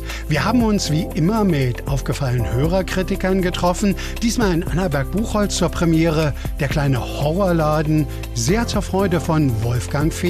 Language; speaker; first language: German; native; German